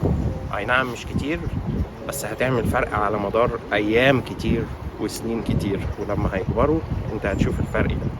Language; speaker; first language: Arabic; native; Arabic